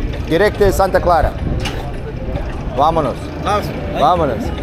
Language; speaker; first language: Spanish; non-native, learner; Serbian